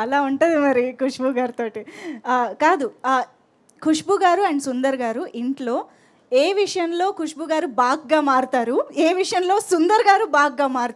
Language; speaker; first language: Telugu; native; Telugu